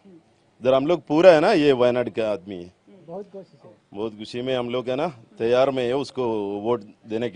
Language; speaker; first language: Hindi; non-native, local second language; Malayalam